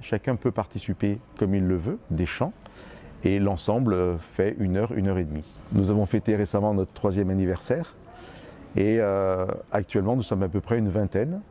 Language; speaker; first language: French; native; French